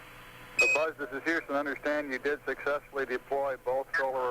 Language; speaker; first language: English; native; English